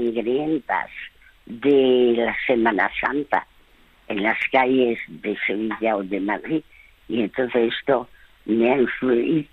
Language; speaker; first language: Spanish; early bilingual, other home language; French